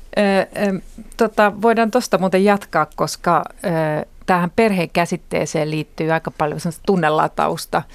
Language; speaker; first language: Finnish; native; Finnish